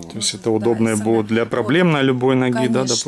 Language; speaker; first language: Russian; native; Russian